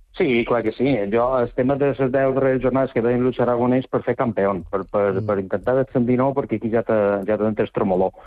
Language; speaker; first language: Catalan; native; Catalan